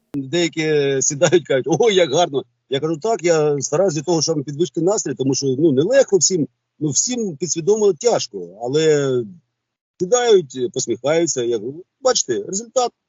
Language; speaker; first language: Ukrainian; native; Ukrainian